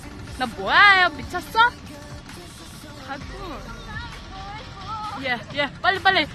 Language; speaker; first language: Korean; non-native, learner; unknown